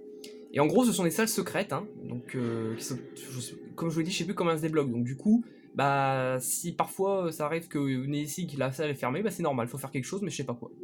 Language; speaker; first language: French; native; French